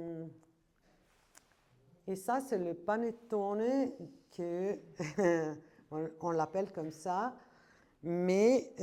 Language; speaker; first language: French; non-native, fluent; Italian